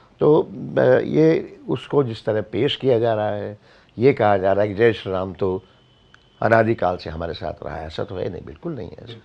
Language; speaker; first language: Hindi; native; Hindi